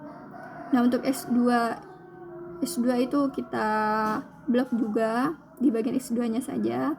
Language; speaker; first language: Indonesian; native; Indonesian